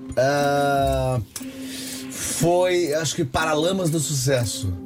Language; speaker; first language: Portuguese; native; Portuguese